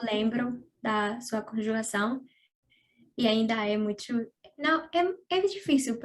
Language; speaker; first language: Portuguese; non-native, learner; Spanish